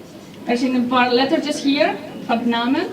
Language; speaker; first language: Dutch; non-native, fluent; Spanish